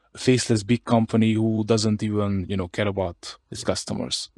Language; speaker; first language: English; non-native, fluent; Hungarian